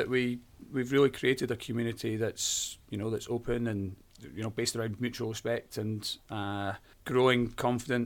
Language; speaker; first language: English; native; English